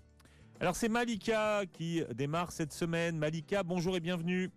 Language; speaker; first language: French; native; French